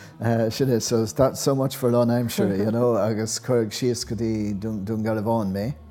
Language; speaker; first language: Irish; non-native, local second language; English